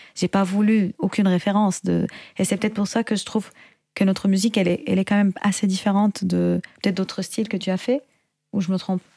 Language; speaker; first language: French; non-native, fluent; Arabic